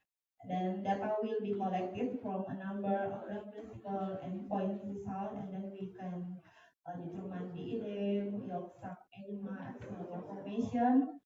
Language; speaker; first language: English; non-native, learner; Indonesian